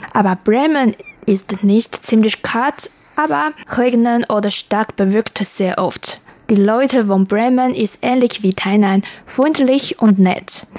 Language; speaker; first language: German; non-native, learner; Chinese